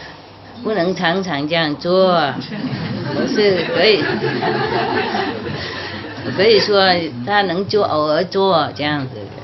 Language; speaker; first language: Chinese; non-native, fluent; Vietnamese